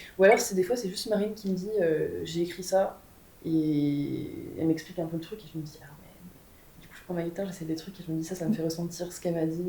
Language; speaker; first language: French; native; French